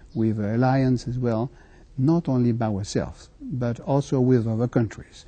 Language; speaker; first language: English; non-native, fluent; French